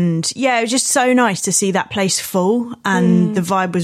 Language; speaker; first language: English; native; English